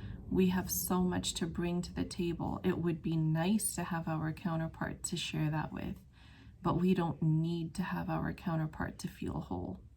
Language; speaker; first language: English; native; English